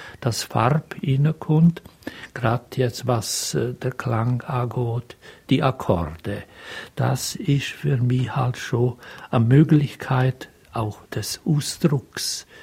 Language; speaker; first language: German; non-native, local second language; Romansh